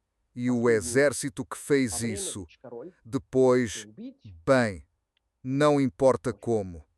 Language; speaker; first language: Portuguese; non-native, fluent; Serbian